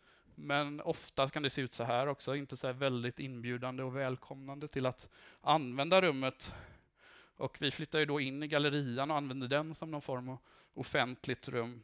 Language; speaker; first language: Swedish; native; Swedish